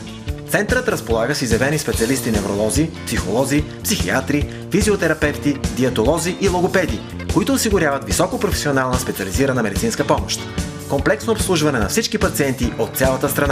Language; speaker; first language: Bulgarian; native; Bulgarian